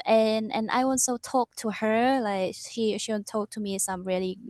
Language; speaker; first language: English; non-native, learner; Vietnamese